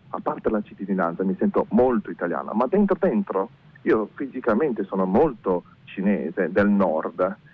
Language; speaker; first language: Italian; non-native, fluent; Chinese